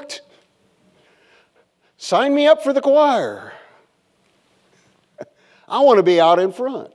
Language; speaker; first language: English; native; English